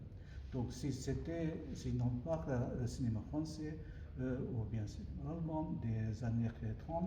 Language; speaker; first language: French; non-native, learner; Japanese